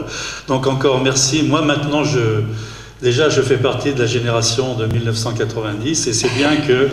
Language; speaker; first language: French; native; French